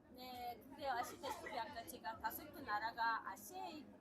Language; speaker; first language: Korean; non-native, fluent; Kazakh